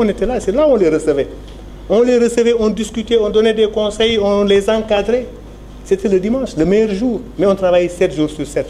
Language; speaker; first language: French; non-native, local second language; Wolof